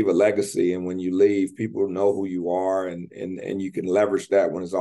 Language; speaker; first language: English; native; English